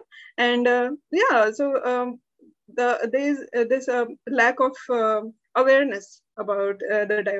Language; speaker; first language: English; early bilingual, other home language; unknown